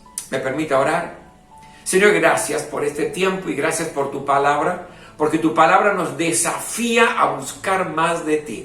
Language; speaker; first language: Spanish; native; Spanish